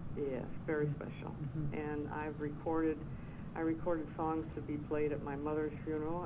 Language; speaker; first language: English; native; English